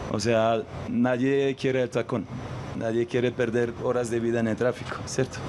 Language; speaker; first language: Spanish; non-native, fluent; German